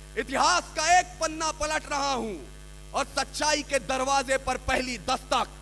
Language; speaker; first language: Hindi; native; Hindi